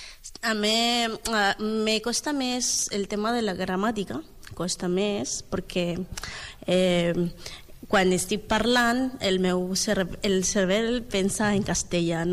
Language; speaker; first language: Catalan; non-native, learner; Spanish